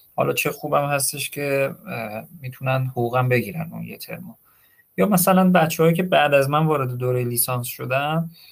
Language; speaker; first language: Persian; native; Persian